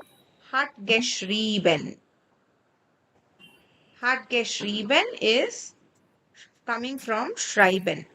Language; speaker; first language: German; non-native, fluent; Kannada